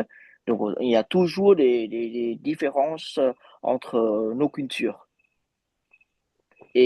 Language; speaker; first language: French; non-native, fluent; Vietnamese